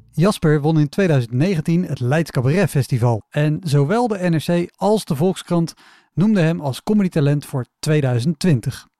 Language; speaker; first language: Dutch; native; Dutch